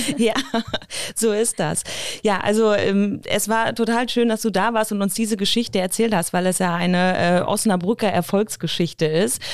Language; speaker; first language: German; native; German